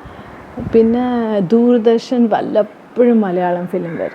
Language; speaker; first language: Malayalam; early bilingual, heritage; Tamil